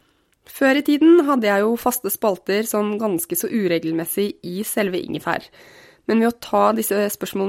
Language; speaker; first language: Norwegian; native; Norwegian